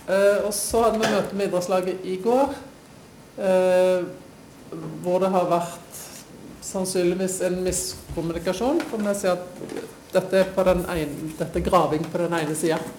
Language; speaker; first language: Norwegian; native; Norwegian